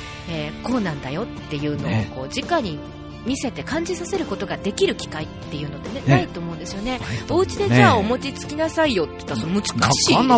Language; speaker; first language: Japanese; native; Japanese